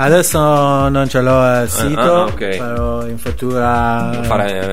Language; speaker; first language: Italian; non-native, learner; Persian